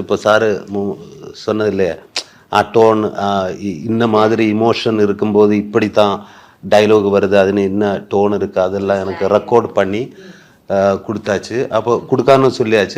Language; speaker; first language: Tamil; non-native, learner; Malayalam